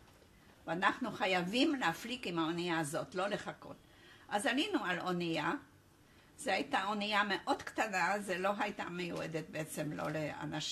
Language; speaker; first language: Hebrew; non-native, fluent; Polish